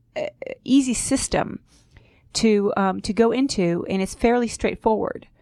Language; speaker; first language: English; non-native, fluent; Hebrew